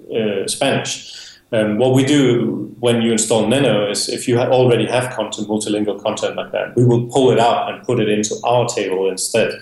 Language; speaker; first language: English; non-native, fluent; Danish